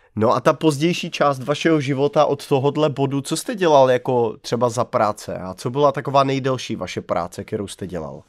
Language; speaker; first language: Czech; native; Czech